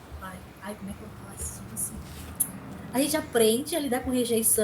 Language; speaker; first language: Portuguese; native; Portuguese